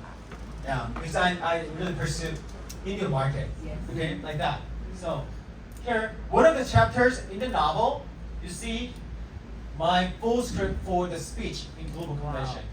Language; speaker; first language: English; non-native, fluent; Korean